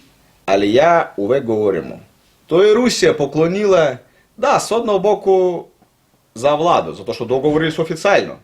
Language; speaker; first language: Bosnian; non-native, learner; Russian